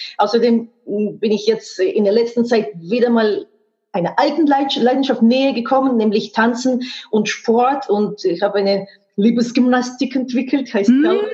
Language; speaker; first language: German; non-native, fluent; Russian